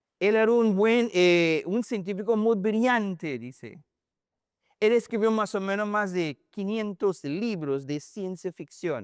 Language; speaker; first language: Spanish; non-native, learner; English